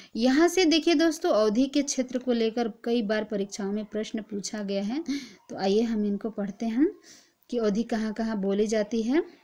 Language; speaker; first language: Hindi; native; Hindi